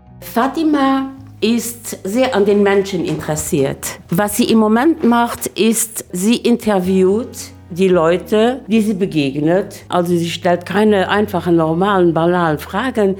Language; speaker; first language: German; non-native, local second language; Luxembourgish